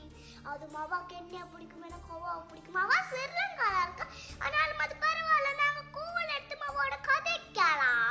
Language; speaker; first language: Tamil; early bilingual, heritage; Tamil